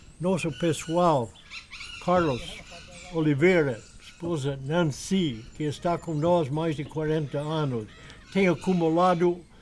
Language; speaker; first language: Portuguese; non-native, fluent; English